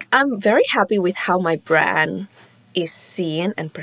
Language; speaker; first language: English; non-native, local second language; Chinese